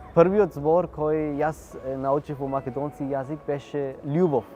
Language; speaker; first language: Macedonian; non-native, learner; Urdu